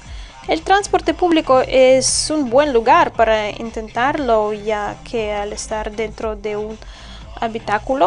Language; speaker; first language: Spanish; non-native, fluent; Russian